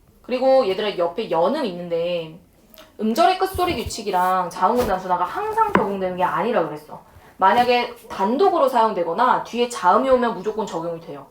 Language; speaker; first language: Korean; native; Korean